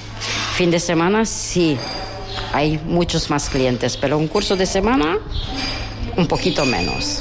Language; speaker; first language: Spanish; non-native, learner; Romanian